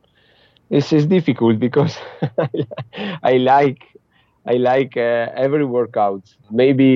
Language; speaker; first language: English; non-native, fluent; Italian